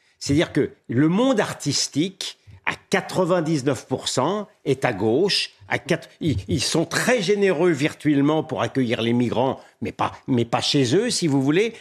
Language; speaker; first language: French; native; French